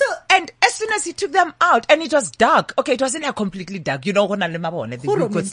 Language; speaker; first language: English; non-native, local second language; Northern Sotho